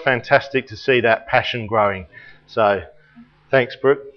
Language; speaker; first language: English; native; English